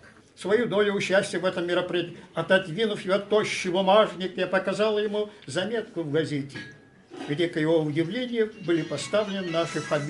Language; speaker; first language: Russian; non-native, local second language; Tatar